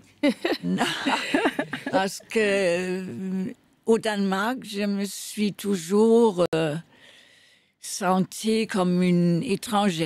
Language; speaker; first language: French; non-native, fluent; Danish